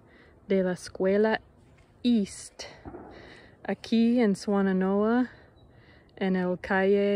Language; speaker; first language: Spanish; non-native, learner; English